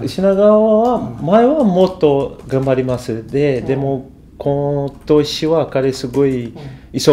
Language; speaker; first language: Japanese; non-native, learner; Portuguese